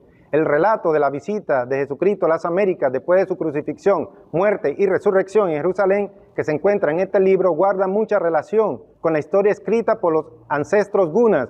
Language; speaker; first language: Spanish; native; Spanish